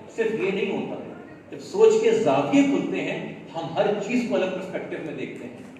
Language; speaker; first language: Urdu; non-native, local second language; Sindhi